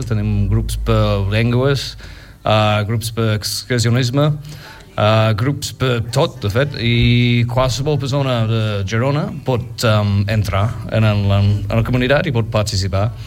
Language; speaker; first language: Catalan; non-native, fluent; English